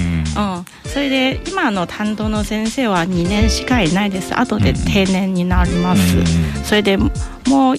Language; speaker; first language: Japanese; non-native, learner; Chinese